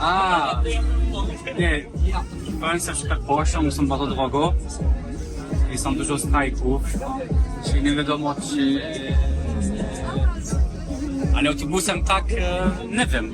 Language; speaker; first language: Polish; non-native, learner; French